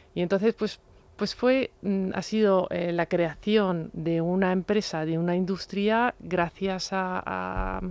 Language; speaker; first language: Spanish; non-native, fluent; French